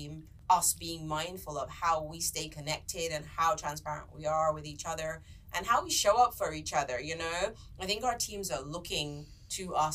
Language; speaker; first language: English; native; English